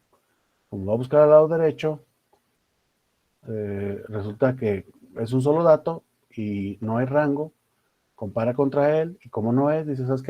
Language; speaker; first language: Spanish; native; Spanish